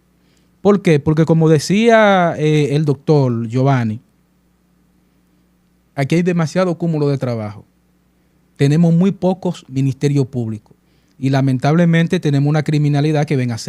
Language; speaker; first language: Spanish; native; Spanish